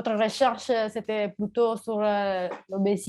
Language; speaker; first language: French; non-native, learner; Italian